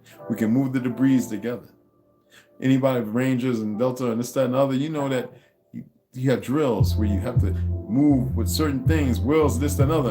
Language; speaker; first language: English; native; English